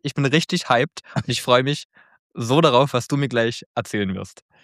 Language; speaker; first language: German; native; German